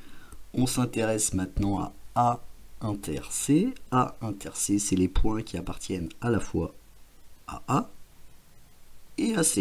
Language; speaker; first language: French; native; French